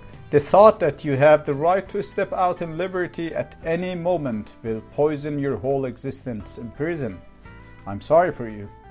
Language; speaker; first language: English; non-native, fluent; Azerbaijani